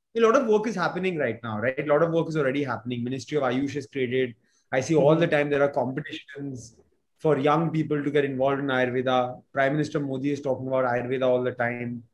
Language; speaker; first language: English; non-native, local second language; Hindi